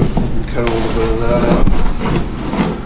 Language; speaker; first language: English; native; English